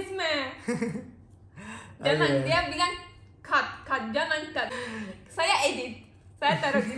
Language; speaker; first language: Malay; non-native, learner; Turkish